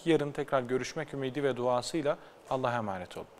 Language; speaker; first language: Turkish; native; Turkish